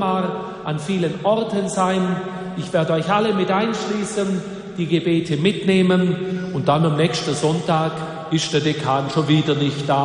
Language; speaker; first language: German; native; German